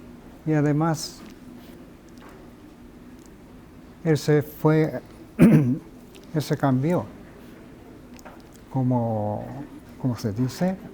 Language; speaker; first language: Spanish; non-native, fluent; Japanese